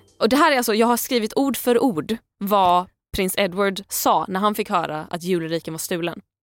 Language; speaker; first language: Swedish; native; Swedish